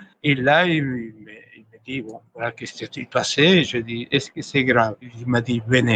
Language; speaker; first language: French; non-native, fluent; Spanish